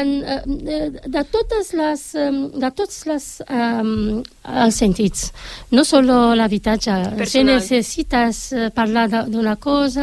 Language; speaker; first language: Catalan; non-native, learner; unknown